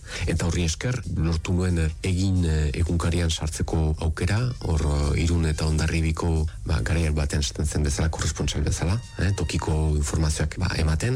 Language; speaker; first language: Basque; native; Basque